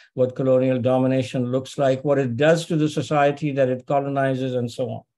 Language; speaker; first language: English; non-native, local second language; Urdu